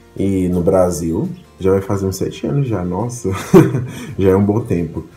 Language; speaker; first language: Portuguese; non-native, fluent; Haitian Creole